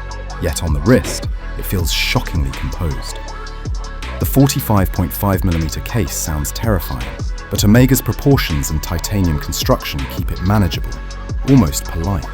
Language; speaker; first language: English; native; English